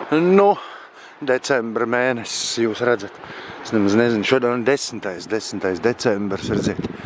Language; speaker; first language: Latvian; non-native, local second language; Russian